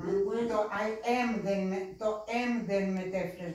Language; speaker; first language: Greek; non-native, fluent; Russian